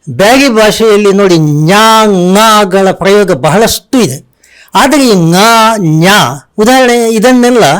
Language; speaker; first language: Kannada; non-native, local second language; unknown